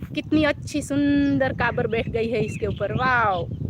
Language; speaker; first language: Hindi; non-native, local second language; Gujarati